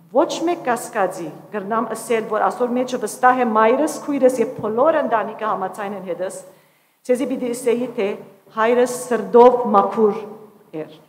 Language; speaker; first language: Armenian; early bilingual, heritage; Armenian